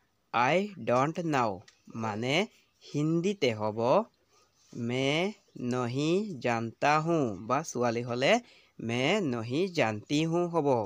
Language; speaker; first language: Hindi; non-native, local second language; Assamese